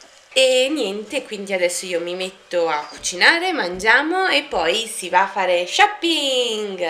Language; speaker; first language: Italian; native; Italian